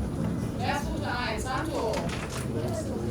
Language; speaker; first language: German; non-native, learner; Turkish